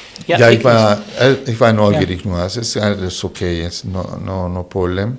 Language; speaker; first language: German; non-native, fluent; Spanish